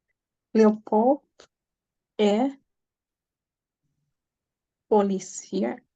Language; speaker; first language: French; non-native, learner; Spanish